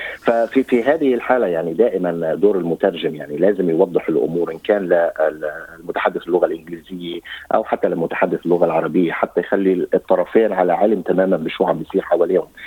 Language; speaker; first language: Arabic; native; Arabic